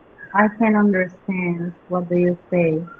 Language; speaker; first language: English; non-native, fluent; Spanish